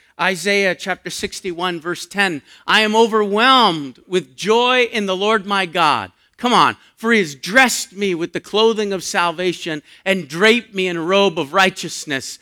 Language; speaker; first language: English; native; English